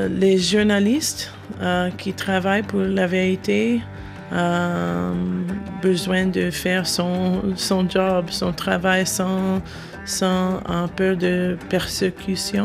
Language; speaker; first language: French; non-native, learner; English